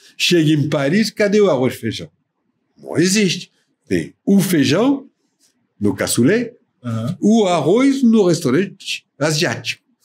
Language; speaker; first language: Portuguese; non-native, fluent; French